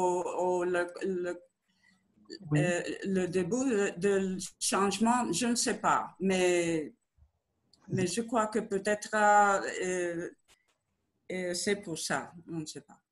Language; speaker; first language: French; non-native, learner; Spanish